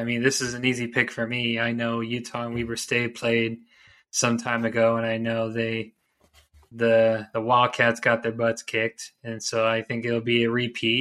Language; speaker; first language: English; native; English